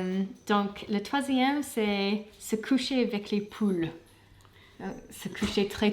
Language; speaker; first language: French; non-native, fluent; English